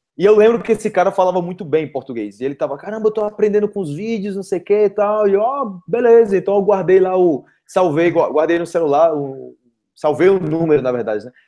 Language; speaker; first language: Portuguese; native; Portuguese